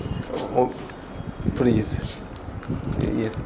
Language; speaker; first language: English; non-native, learner; Japanese